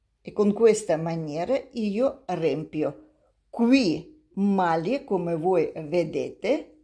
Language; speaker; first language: Italian; non-native, learner; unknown